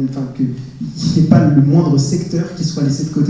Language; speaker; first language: French; native; French